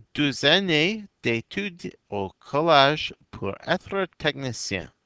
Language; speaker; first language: French; non-native, fluent; English